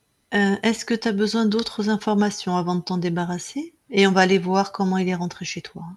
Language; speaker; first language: French; native; French